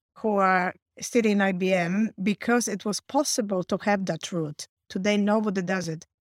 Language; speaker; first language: English; non-native, fluent; Polish